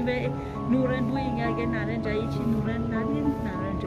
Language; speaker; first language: Chinese; non-native, learner; Persian